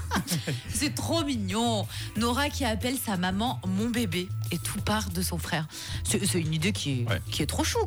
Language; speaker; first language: French; native; French